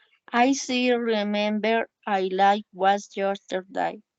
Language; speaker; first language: English; non-native, learner; Spanish